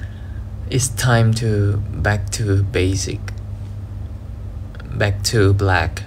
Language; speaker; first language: English; non-native, learner; Thai